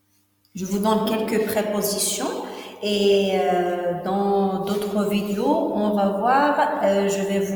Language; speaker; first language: French; non-native, local second language; Arabic